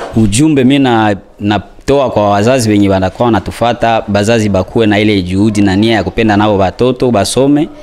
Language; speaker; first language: Swahili; native; Swahili